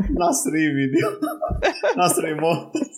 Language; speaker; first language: Norwegian; non-native, fluent; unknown